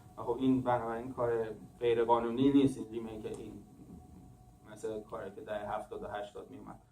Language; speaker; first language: Persian; early bilingual, heritage; English